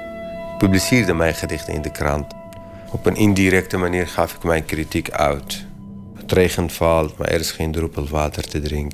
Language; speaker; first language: Dutch; non-native, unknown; Kurdish